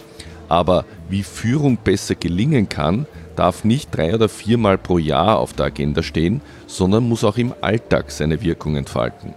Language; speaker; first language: German; native; German